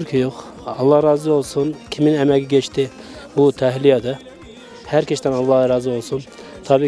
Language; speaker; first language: Turkish; early bilingual, heritage; Turkish